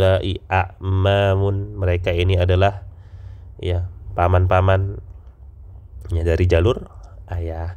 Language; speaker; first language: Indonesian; native; Indonesian